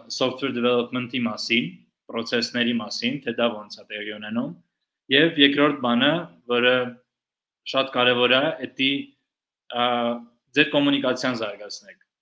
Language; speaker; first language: Armenian; early bilingual, heritage; Armenian